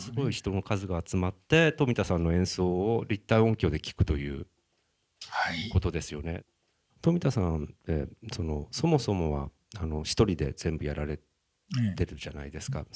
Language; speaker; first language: Japanese; native; Japanese